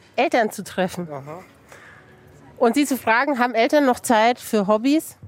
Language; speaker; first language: German; native; German